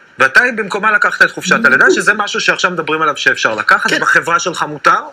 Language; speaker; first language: Hebrew; native; Hebrew